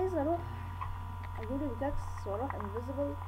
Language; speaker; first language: Arabic; native; Arabic